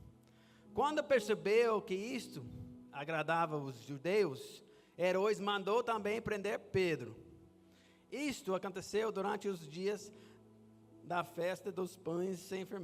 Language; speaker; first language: Portuguese; non-native, fluent; English